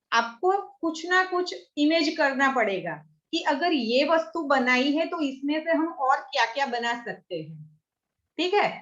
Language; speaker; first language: Hindi; non-native, local second language; Gujarati